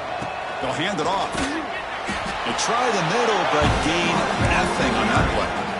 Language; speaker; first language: English; native; English